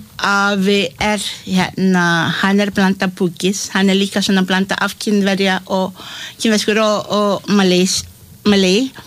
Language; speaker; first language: Icelandic; non-native, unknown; Malay